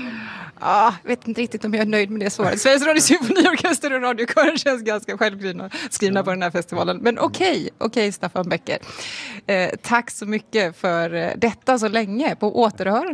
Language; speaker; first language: Swedish; native; Swedish